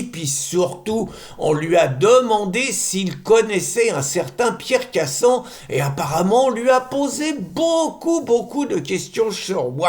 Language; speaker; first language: French; native; French